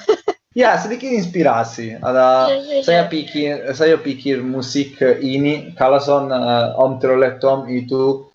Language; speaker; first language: Indonesian; non-native, learner; Italian